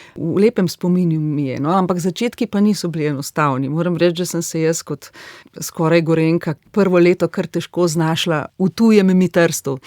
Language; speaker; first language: Slovenian; native; Slovenian